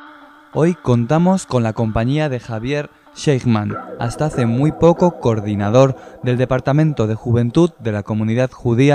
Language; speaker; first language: Spanish; native; Spanish